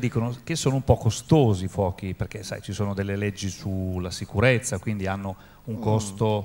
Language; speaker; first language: Italian; native; Italian